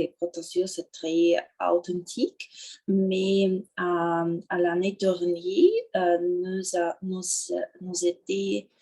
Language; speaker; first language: French; non-native, learner; Russian